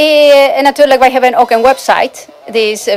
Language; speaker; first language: Dutch; non-native, fluent; Spanish